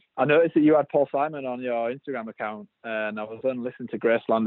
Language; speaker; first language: English; native; English